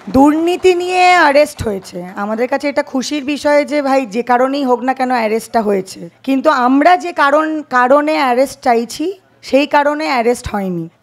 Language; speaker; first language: Bangla; native; Bangla